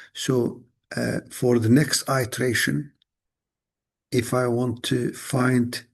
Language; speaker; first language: English; non-native, fluent; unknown